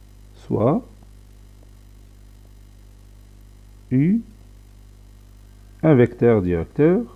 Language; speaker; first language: French; non-native, local second language; Arabic